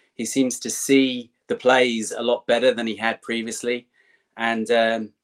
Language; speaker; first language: English; native; English